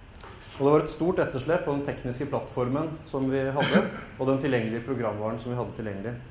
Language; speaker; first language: Norwegian; native; Norwegian